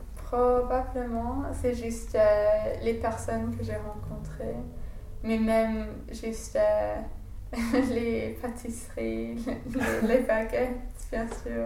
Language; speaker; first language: French; non-native, fluent; English